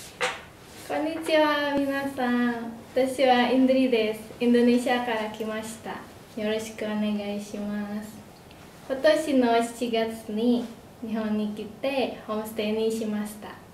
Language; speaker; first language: Japanese; non-native, learner; Indonesian